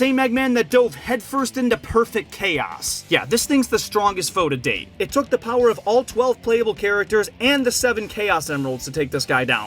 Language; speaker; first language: English; native; English